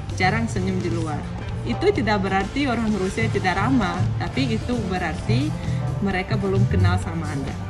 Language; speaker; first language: Indonesian; non-native, fluent; Russian